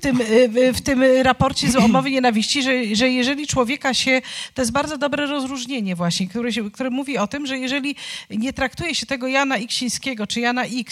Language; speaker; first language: Polish; native; Polish